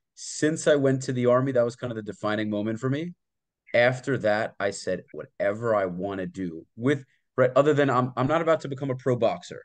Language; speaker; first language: English; native; English